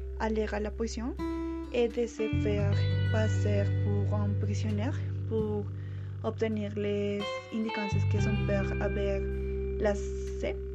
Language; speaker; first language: French; non-native, learner; Spanish